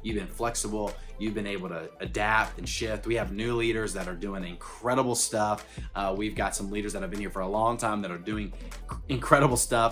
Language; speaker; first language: English; native; English